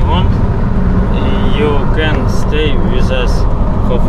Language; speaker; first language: English; non-native, learner; Russian